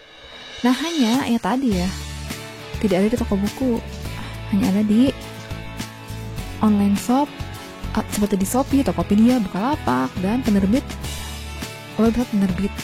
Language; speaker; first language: Indonesian; native; Indonesian